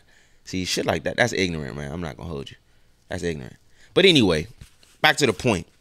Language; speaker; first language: English; native; English